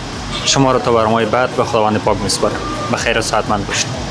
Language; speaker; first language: Persian; native; Persian